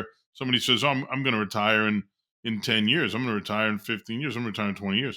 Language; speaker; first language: English; native; English